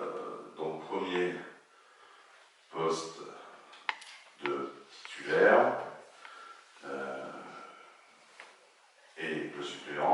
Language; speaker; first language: French; native; French